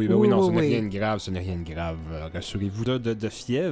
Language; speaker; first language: French; native; French